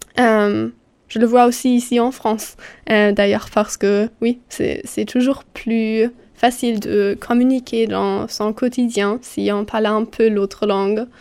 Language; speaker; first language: French; non-native, fluent; German